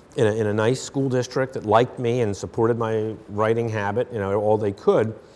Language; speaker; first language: English; native; English